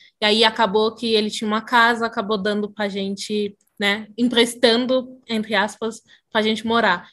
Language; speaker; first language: Portuguese; early bilingual, other home language; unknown